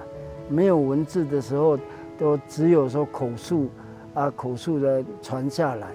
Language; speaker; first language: Chinese; non-native, local second language; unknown